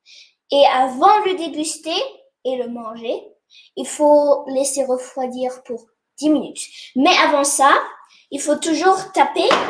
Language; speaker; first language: French; non-native, fluent; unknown